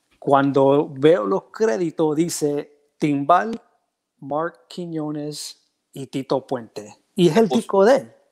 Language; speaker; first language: Spanish; early bilingual, heritage; Spanish